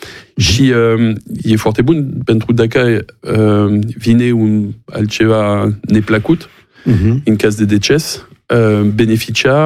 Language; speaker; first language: Romanian; non-native, learner; French